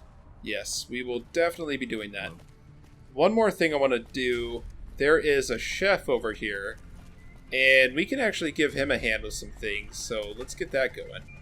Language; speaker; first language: English; native; English